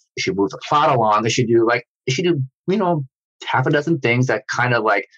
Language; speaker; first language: English; native; English